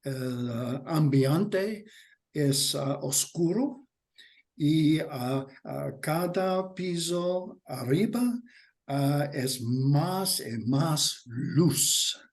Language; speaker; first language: Spanish; non-native, learner; English